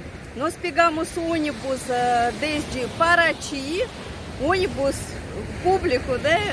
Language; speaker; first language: Portuguese; non-native, fluent; Russian